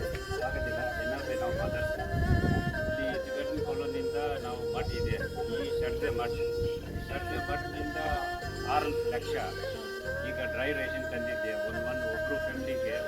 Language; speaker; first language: Kannada; non-native, local second language; Tibetan